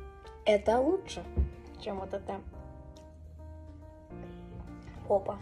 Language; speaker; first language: Russian; early bilingual, heritage; Russian